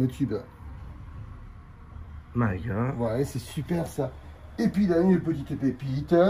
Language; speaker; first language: French; native; French